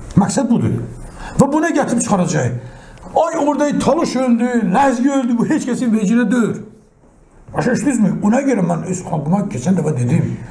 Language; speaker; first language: Azerbaijani; non-native, local second language; Talysh